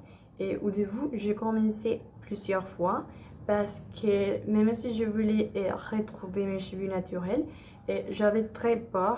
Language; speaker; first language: French; non-native, learner; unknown